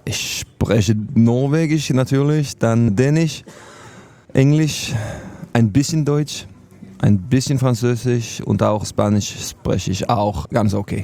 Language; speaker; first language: German; non-native, learner; Norwegian